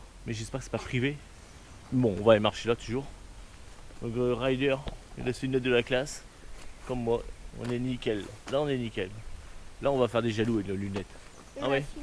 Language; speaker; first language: French; native; French